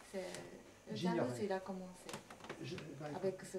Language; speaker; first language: French; non-native, learner; Japanese